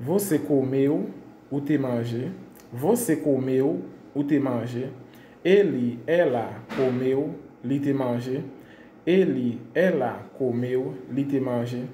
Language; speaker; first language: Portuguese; non-native, fluent; Haitian Creole